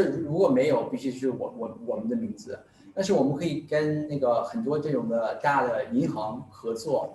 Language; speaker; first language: Chinese; non-native, fluent; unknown